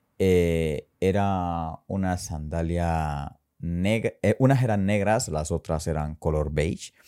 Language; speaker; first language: Spanish; native; Spanish